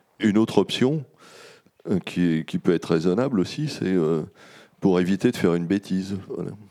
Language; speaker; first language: French; native; French